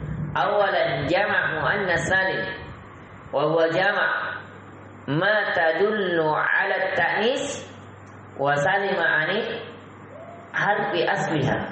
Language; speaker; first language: Arabic; non-native, fluent; Indonesian